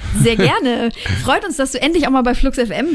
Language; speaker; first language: German; native; German